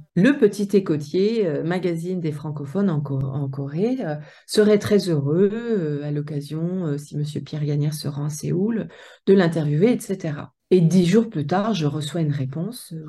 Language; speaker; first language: French; native; French